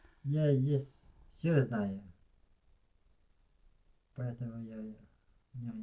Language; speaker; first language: Russian; non-native, local second language; Yakut